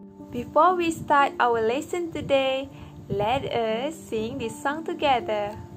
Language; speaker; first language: English; non-native, local second language; Malay